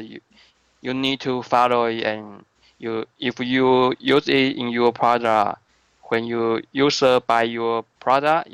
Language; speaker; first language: English; non-native, learner; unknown